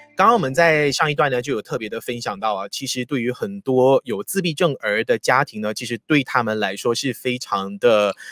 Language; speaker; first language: Chinese; native; Chinese